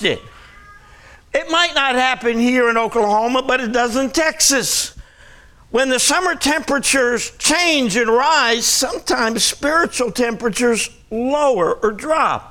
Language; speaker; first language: English; native; English